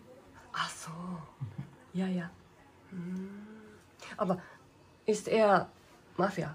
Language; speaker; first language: German; non-native, learner; Japanese